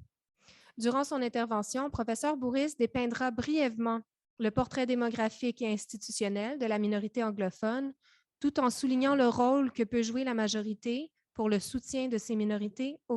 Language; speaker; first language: French; native; French